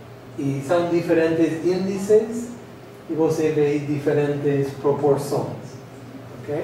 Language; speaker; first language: Portuguese; non-native, fluent; English